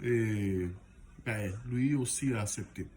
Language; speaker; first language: French; non-native, fluent; Portuguese